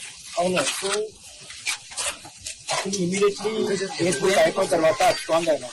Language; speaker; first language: Telugu; non-native, local second language; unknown